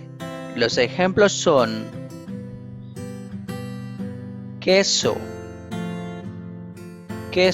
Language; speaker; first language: Spanish; non-native, fluent; Bangla